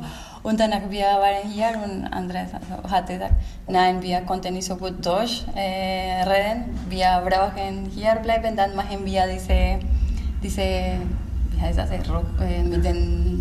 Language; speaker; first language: German; non-native, learner; Spanish